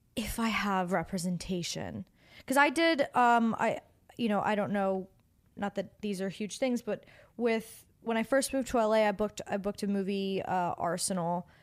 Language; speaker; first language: English; native; English